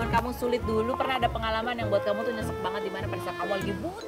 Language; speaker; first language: Indonesian; native; Indonesian